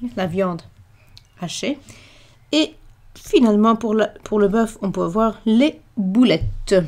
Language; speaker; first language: French; non-native, fluent; English